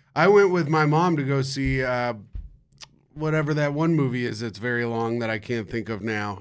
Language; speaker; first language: English; native; English